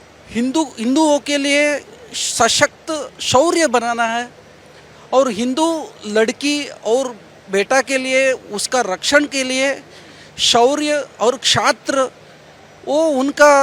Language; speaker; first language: Hindi; non-native, local second language; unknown